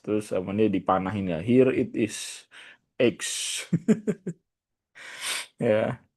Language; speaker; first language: Indonesian; native; Indonesian